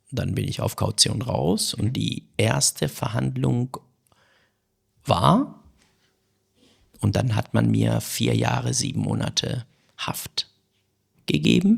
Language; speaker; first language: German; early bilingual, other home language; Persian